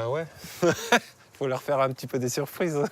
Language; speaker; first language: French; native; French